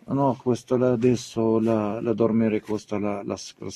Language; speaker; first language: Italian; non-native, learner; Arabic